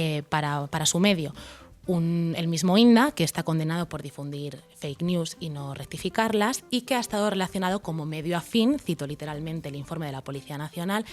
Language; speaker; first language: Spanish; native; Spanish